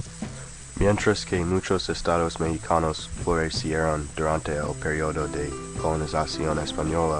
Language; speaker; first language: Spanish; non-native, learner; English